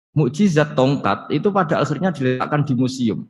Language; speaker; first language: Malay; non-native, local second language; Javanese